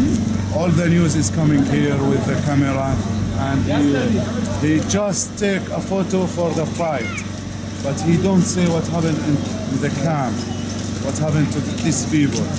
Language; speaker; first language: English; non-native, learner; Arabic